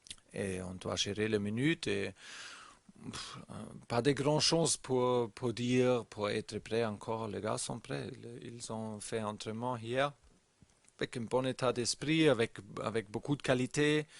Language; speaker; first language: French; non-native, learner; German